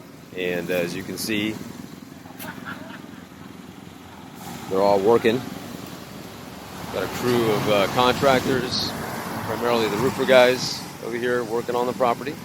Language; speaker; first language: English; native; English